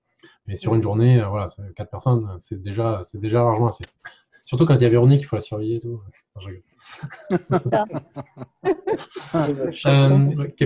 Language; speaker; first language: French; native; French